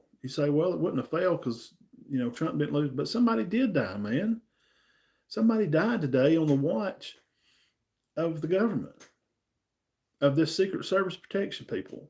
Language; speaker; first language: English; native; English